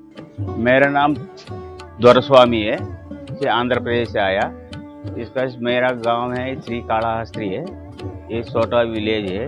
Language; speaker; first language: Hindi; non-native, local second language; Telugu